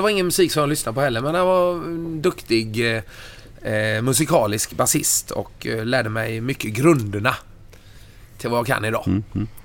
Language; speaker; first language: Swedish; native; Swedish